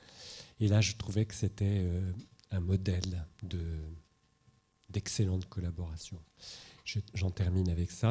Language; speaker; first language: French; native; French